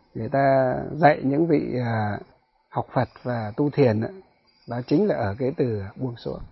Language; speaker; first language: Vietnamese; non-native, local second language; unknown